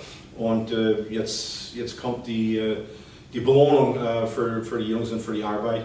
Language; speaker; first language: German; non-native, fluent; English